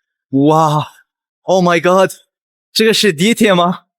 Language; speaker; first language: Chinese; non-native, fluent; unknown